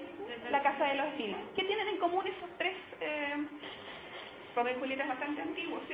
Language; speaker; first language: Spanish; native; Spanish